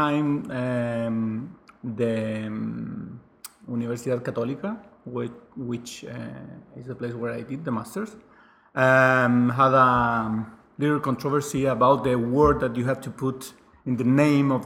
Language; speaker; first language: English; non-native, fluent; Spanish